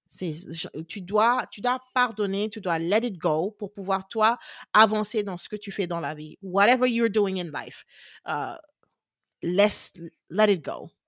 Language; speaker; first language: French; non-native, local second language; Wolof